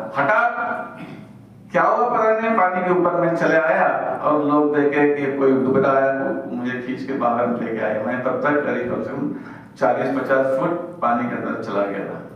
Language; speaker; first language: Hindi; non-native, local second language; Malayalam